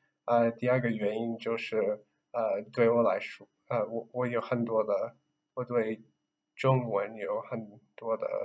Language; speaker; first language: Chinese; non-native, learner; English